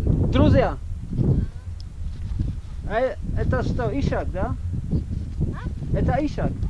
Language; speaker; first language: Russian; non-native, learner; Polish